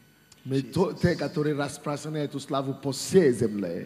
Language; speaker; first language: Russian; non-native, fluent; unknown